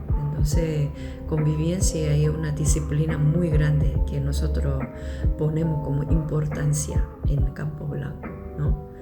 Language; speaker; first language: Spanish; non-native, local second language; Korean